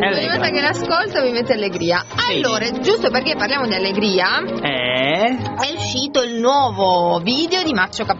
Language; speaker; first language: Italian; native; Italian